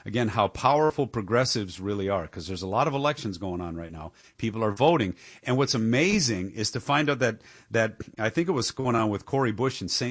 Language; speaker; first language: English; native; English